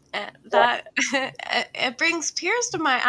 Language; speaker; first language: English; native; English